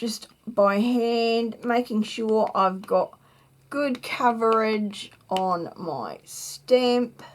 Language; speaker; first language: English; native; English